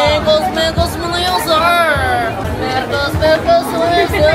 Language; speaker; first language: Filipino; non-native, learner; Japanese